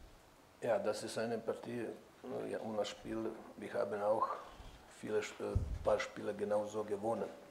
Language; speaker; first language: German; non-native, fluent; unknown